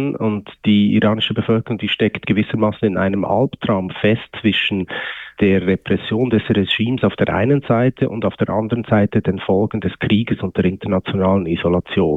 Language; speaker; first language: German; native; German